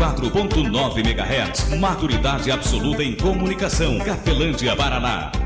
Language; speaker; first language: Portuguese; native; Portuguese